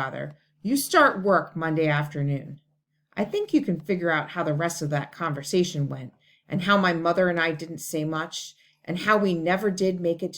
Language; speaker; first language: English; native; English